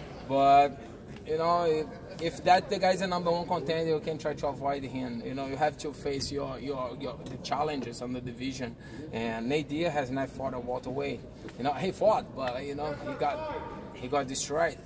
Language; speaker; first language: English; non-native, fluent; Portuguese